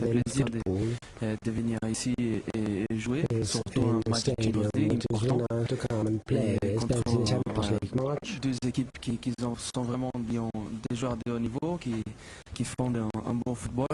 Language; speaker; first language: French; non-native, fluent; Portuguese